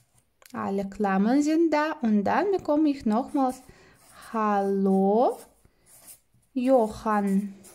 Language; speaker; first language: German; non-native, fluent; Russian